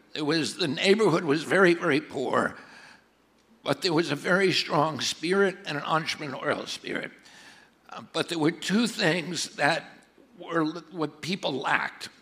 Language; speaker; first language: English; native; English